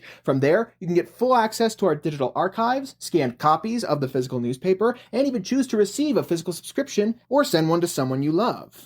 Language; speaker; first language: English; native; English